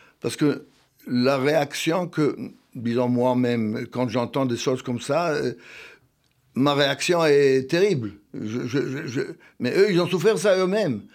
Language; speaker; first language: French; non-native, fluent; Hebrew